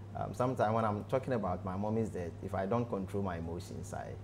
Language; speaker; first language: English; non-native, local second language; Akan